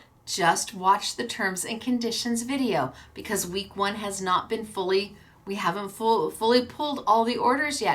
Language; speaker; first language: English; native; English